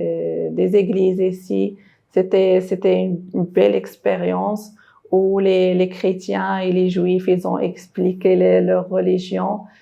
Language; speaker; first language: French; non-native, local second language; Arabic